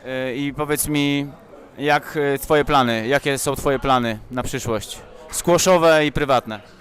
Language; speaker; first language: Polish; native; Polish